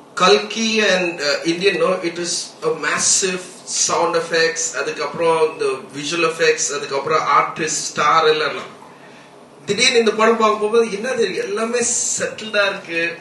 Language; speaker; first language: English; non-native, local second language; Tamil